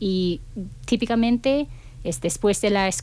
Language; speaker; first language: Spanish; non-native, fluent; English